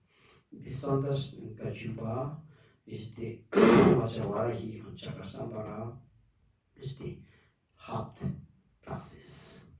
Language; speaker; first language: German; non-native, learner; Tibetan